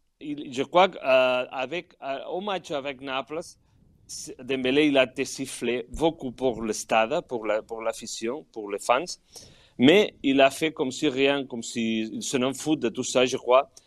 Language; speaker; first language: French; non-native, fluent; Catalan